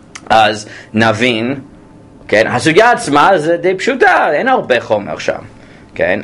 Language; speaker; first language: Hebrew; non-native, fluent; English